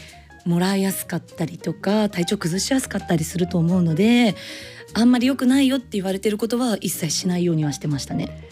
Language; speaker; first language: Japanese; native; Japanese